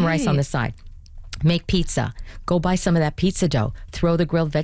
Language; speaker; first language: English; native; English